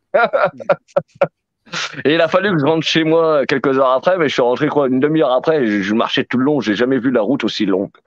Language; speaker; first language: French; native; French